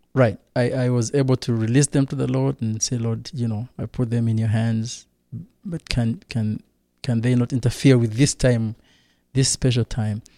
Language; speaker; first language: English; non-native, local second language; Kinyarwanda